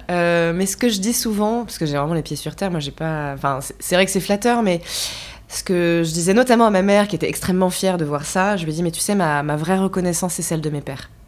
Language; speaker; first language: French; native; French